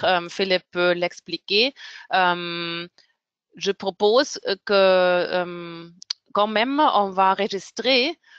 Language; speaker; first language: French; non-native, fluent; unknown